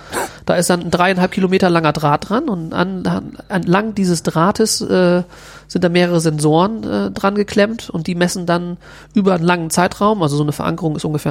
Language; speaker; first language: German; native; German